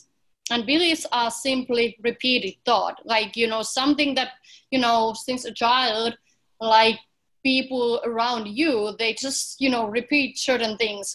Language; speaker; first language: English; non-native, fluent; Finnish